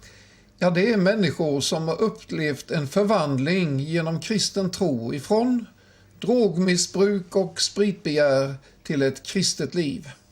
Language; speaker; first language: Swedish; native; Swedish